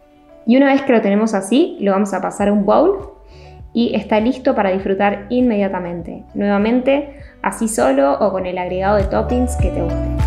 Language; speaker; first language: Spanish; native; Spanish